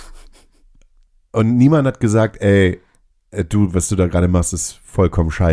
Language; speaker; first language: German; native; German